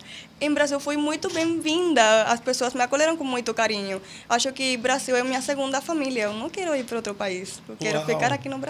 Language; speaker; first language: Portuguese; non-native, fluent; Spanish